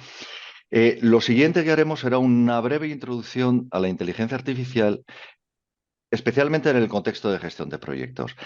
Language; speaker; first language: Spanish; native; Spanish